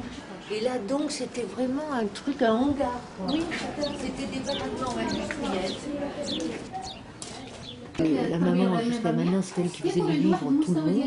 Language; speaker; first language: French; native; French